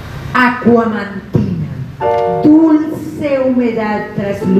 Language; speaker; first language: Spanish; native; Spanish